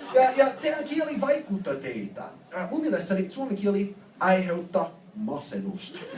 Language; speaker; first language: Finnish; non-native, learner; English